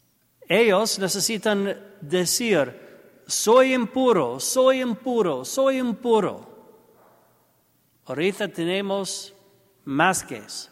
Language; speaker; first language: Spanish; non-native, learner; English